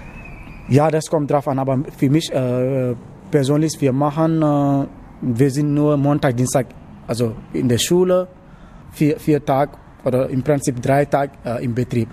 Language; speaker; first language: German; non-native, fluent; Wolof